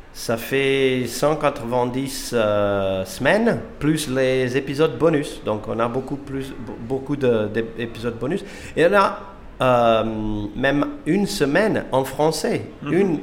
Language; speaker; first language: French; non-native, fluent; Portuguese